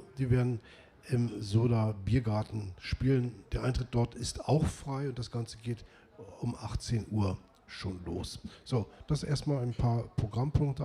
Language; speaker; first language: German; native; German